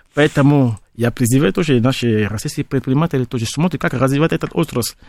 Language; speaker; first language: Russian; non-native, fluent; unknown